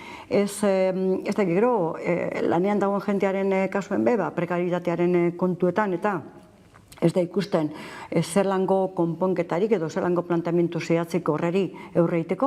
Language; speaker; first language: Basque; native; Basque